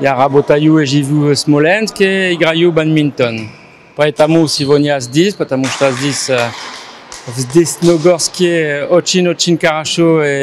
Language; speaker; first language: Russian; non-native, fluent; French